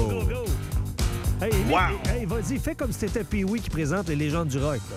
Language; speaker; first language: French; native; French